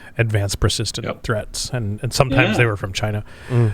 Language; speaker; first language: English; native; English